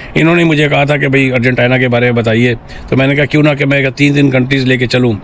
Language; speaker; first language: Urdu; native; Urdu